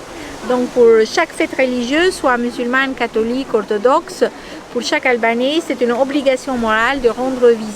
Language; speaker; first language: French; non-native, fluent; Albanian